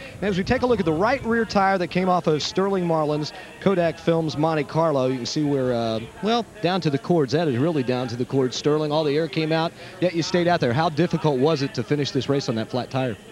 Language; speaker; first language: English; native; English